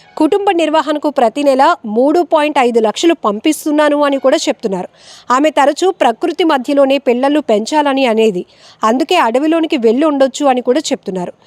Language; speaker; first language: Telugu; native; Telugu